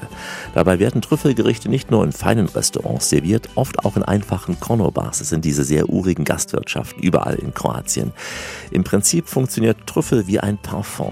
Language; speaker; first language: German; native; German